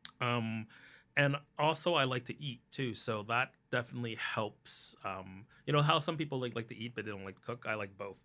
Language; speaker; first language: English; early bilingual, other home language; Cantonese